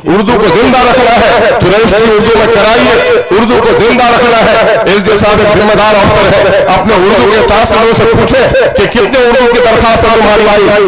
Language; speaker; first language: Urdu; native; Urdu